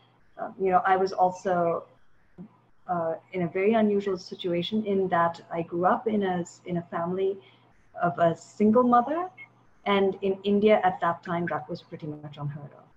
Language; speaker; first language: English; non-native, local second language; Tamil